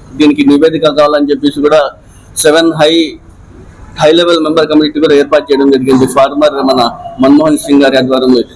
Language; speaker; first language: Telugu; non-native, local second language; Urdu